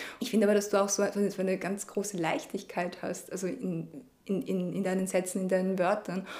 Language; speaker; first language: German; early bilingual, other home language; Chinese